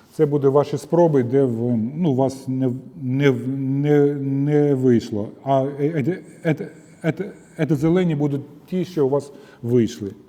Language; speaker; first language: Ukrainian; non-native, local second language; Russian